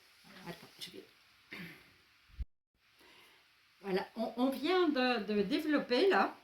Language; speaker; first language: French; native; French